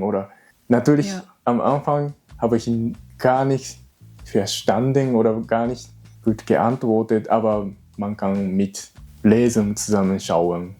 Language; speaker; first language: German; non-native, learner; Japanese